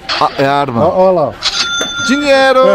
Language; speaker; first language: Portuguese; non-native, fluent; French